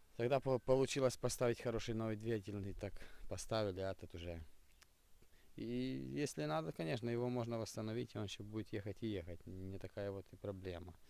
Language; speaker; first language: Russian; non-native, local second language; Ukrainian